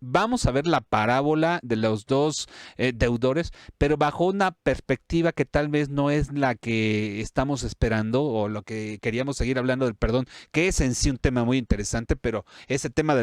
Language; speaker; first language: Spanish; native; Spanish